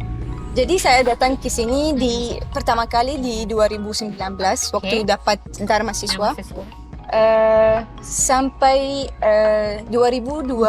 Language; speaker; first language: Indonesian; non-native, fluent; Arabic